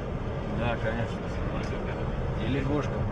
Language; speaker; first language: Russian; native; Russian